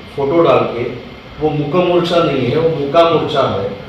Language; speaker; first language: Hindi; non-native, local second language; Marathi